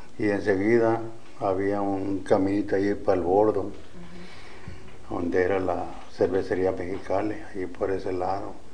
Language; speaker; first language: Spanish; native; Spanish